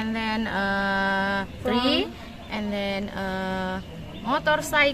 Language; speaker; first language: English; non-native, learner; Indonesian